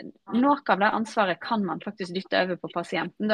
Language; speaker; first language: Norwegian; native; Norwegian